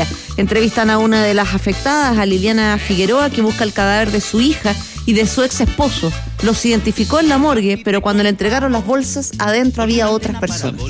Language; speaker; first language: Spanish; native; Spanish